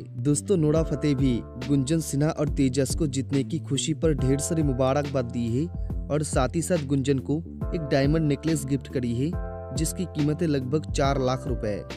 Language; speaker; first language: Hindi; native; Hindi